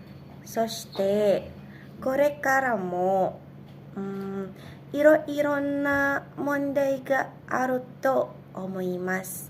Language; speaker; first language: Japanese; non-native, learner; Indonesian